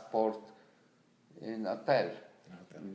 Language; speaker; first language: English; non-native, learner; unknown